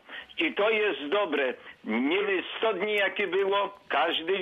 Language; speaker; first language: Polish; native; Polish